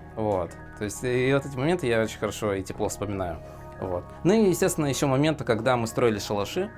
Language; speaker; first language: Russian; native; Russian